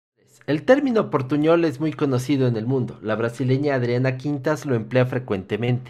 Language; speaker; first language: Spanish; native; Spanish